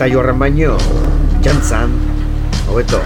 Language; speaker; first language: Basque; native; Basque